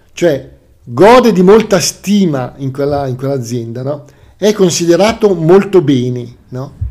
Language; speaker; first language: Italian; native; Italian